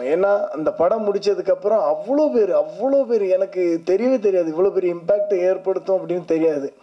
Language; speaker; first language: Tamil; native; Tamil